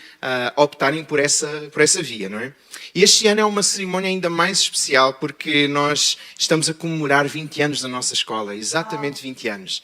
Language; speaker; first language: Portuguese; native; Portuguese